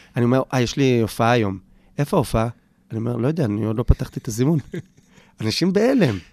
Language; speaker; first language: Hebrew; native; Hebrew